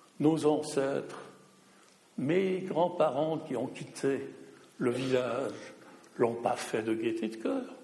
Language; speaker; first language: French; non-native, local second language; German